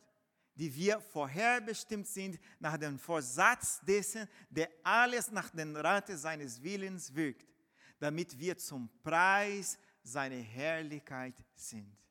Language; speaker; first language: German; non-native, fluent; Portuguese